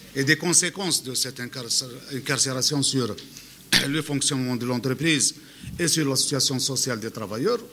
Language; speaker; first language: French; non-native, local second language; Arabic